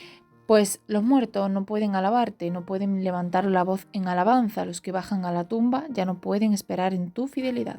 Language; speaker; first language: Spanish; native; Spanish